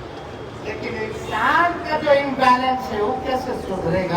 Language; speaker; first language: Hindi; native; Hindi